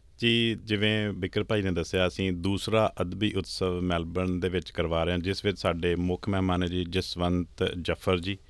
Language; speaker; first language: Punjabi; native; Punjabi